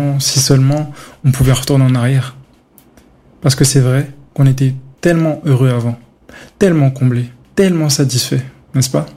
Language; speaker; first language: French; native; French